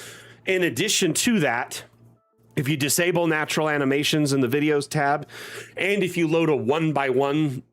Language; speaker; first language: English; native; English